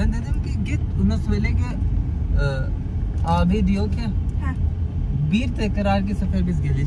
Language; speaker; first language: Turkish; non-native, fluent; Urdu